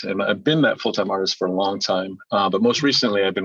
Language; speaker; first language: English; early bilingual, other home language; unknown